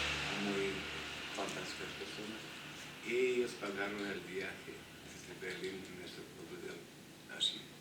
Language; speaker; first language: Spanish; non-native, fluent; Italian